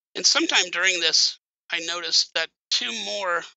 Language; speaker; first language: English; native; English